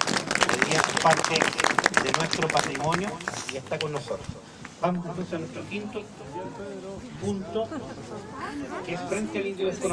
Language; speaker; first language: Spanish; native; Spanish